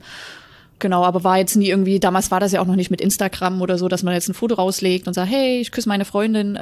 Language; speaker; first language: German; native; German